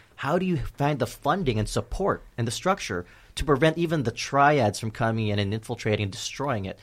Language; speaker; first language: English; early bilingual, other home language; Filipino